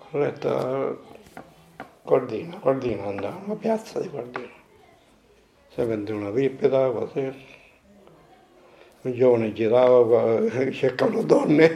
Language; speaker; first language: Italian; non-native, local second language; Sicilian